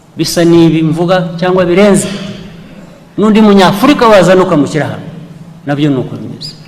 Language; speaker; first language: Kinyarwanda; native; Kinyarwanda